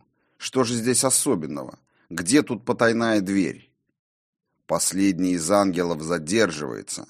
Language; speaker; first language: Russian; native; Russian